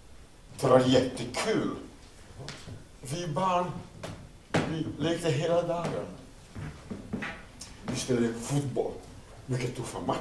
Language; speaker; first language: Swedish; non-native, fluent; Croatian